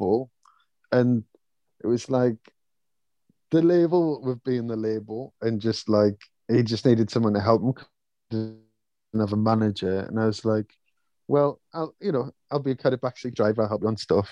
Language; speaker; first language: English; native; English